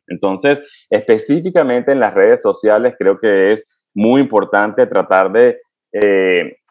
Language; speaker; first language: Spanish; native; Spanish